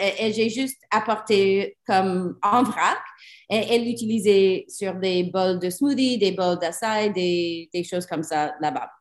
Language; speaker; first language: French; non-native, learner; English